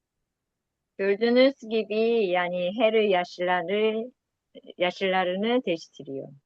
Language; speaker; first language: Turkish; non-native, learner; Korean